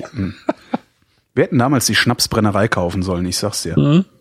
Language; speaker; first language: German; native; German